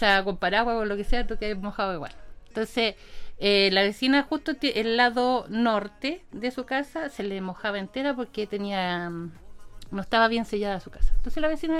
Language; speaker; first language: Spanish; native; Spanish